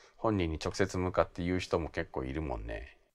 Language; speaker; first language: Japanese; native; Japanese